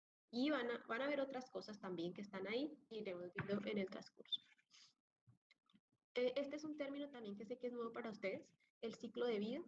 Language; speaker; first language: Spanish; native; Spanish